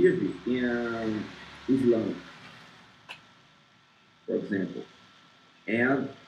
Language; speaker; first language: English; non-native, learner; Portuguese